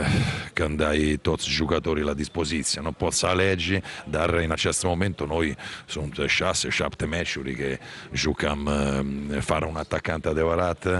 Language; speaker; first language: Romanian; non-native, fluent; Italian